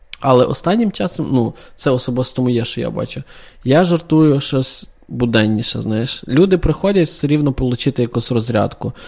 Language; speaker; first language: Ukrainian; native; Ukrainian